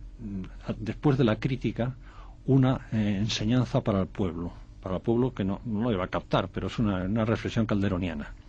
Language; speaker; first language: Spanish; native; Spanish